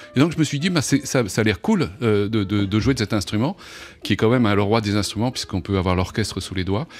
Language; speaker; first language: French; native; French